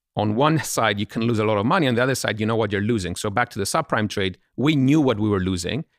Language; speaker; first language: English; non-native, fluent; Greek